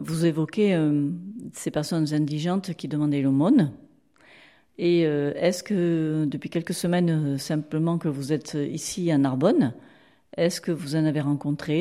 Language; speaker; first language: French; native; French